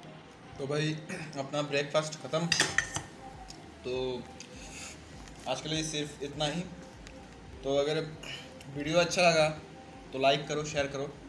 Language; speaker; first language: Hindi; non-native, local second language; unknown